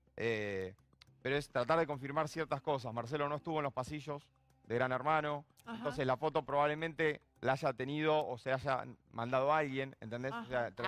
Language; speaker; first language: Spanish; native; Spanish